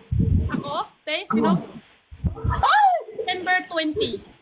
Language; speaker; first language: Filipino; non-native, learner; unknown